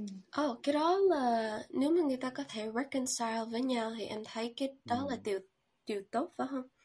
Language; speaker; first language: Vietnamese; early bilingual, heritage; Vietnamese